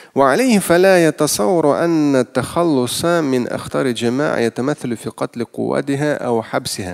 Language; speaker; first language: Arabic; non-native, fluent; Russian